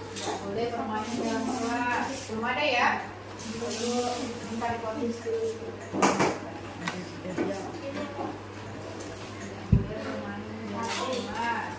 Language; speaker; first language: Indonesian; native; Indonesian